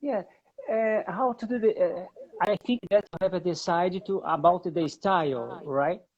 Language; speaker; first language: English; non-native, learner; Portuguese